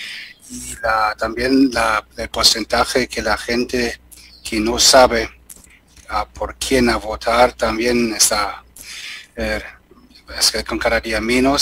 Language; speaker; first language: Spanish; non-native, learner; German